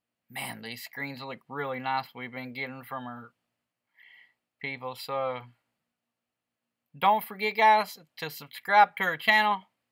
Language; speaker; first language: English; early bilingual, other home language; Spanish